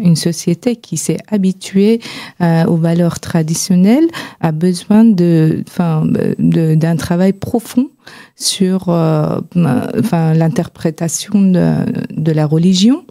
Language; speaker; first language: French; non-native, fluent; Persian